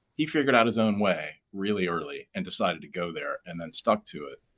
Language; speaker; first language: English; native; English